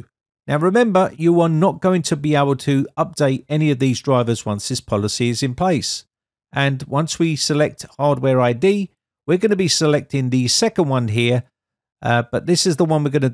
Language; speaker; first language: English; native; English